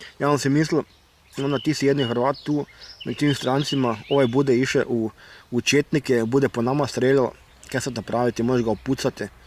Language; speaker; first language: Bosnian; early bilingual, heritage; Bosnian